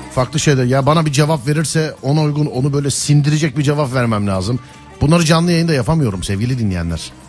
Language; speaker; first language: Turkish; native; Turkish